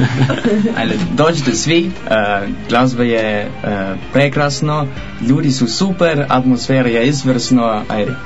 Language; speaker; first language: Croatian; non-native, learner; Dutch